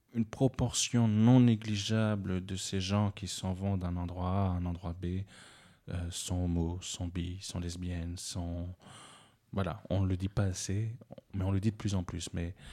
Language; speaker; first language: French; native; French